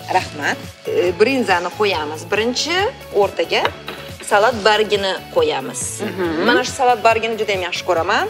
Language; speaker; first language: Uzbek; native; Uzbek